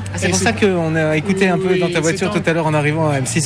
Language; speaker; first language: French; native; French